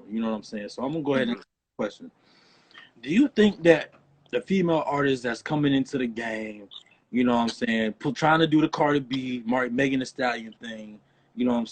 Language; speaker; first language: English; native; English